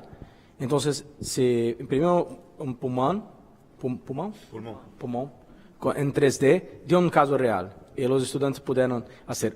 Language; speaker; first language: Spanish; non-native, fluent; Portuguese